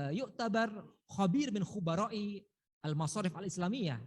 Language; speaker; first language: Arabic; non-native, fluent; Indonesian